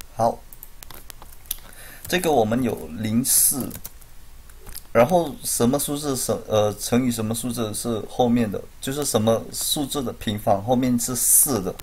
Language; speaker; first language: Chinese; non-native, fluent; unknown